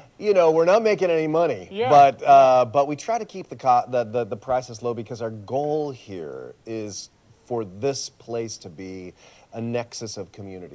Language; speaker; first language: English; early bilingual, other home language; Swiss German